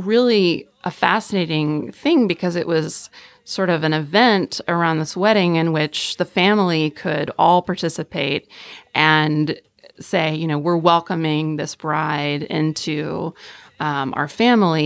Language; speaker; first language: English; native; English